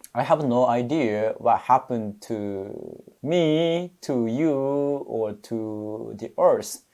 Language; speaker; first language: English; non-native, learner; Japanese